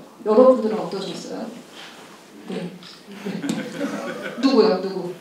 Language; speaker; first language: Korean; native; Korean